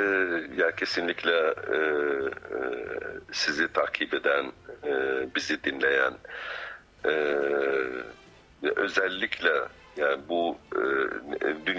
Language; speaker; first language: Turkish; non-native, fluent; Arabic